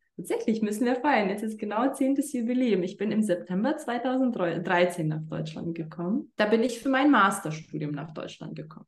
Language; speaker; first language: German; non-native, fluent; Lithuanian